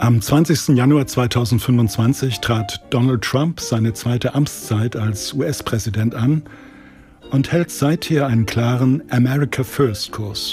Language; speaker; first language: German; native; German